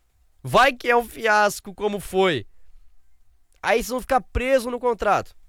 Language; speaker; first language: Portuguese; native; Portuguese